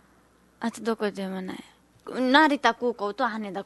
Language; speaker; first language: Japanese; non-native, learner; Nepali